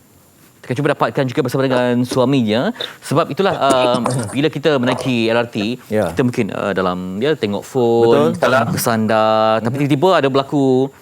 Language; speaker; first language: Malay; native; Malay